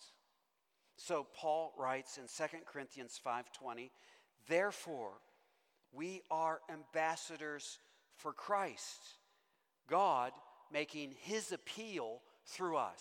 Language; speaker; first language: English; native; English